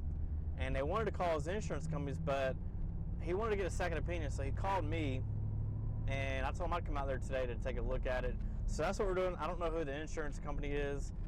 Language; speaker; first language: English; native; English